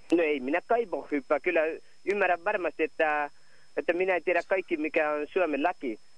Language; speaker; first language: Finnish; non-native, learner; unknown